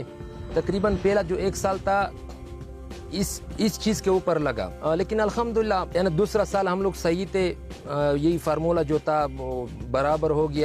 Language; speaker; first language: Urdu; non-native, local second language; Pashto